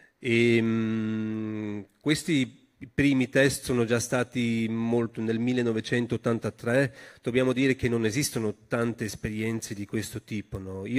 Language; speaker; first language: Italian; non-native, local second language; German